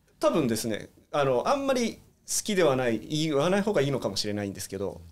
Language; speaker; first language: Japanese; early bilingual, heritage; Japanese